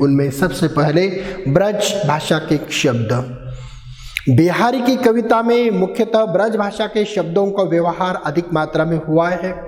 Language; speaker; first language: Hindi; non-native, local second language; Marathi